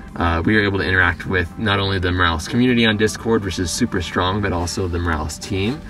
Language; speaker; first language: English; native; English